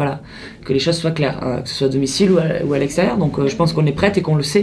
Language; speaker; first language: French; native; French